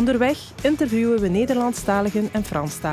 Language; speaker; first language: Dutch; native; Dutch